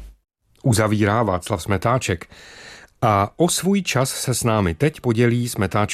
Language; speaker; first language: Czech; native; Czech